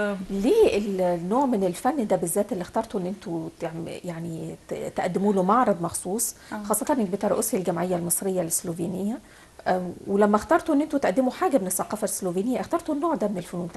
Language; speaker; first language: Arabic; native; Arabic